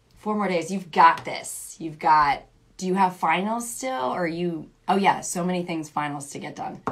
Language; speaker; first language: English; native; English